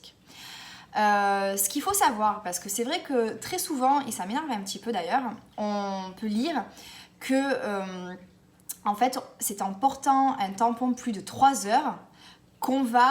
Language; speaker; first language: French; native; French